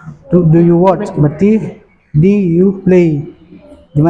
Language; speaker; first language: English; non-native, learner; Indonesian